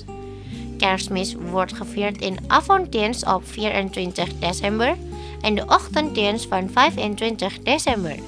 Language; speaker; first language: Dutch; non-native, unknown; Indonesian